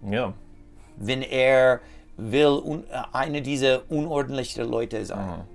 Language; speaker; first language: German; non-native, learner; English